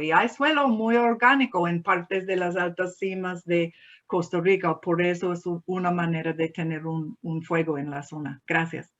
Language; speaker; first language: Spanish; non-native, fluent; English